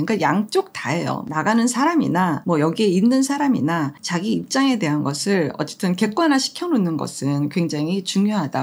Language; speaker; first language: Korean; native; Korean